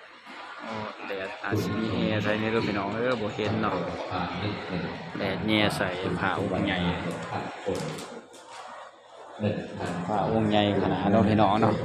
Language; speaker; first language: Thai; non-native, local second language; Northeastern Thai